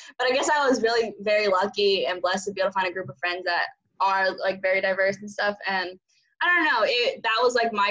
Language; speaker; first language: English; early bilingual, other home language; Cantonese